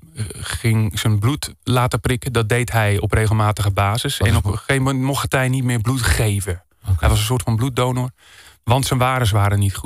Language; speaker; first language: Dutch; native; Dutch